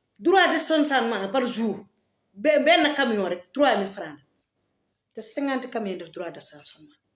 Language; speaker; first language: Wolof; non-native, local second language; Fula